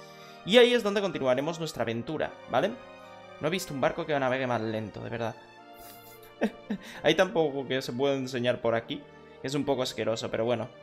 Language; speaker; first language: Spanish; native; Spanish